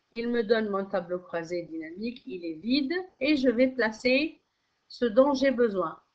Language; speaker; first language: French; non-native, local second language; Arabic